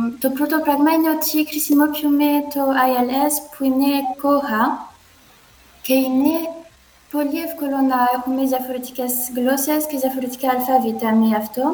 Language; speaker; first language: Greek; non-native, learner; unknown